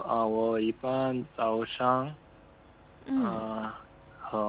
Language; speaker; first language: Chinese; non-native, learner; Korean